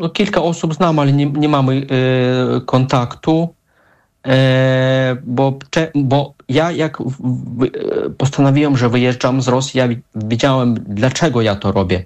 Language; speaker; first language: Polish; non-native, fluent; Russian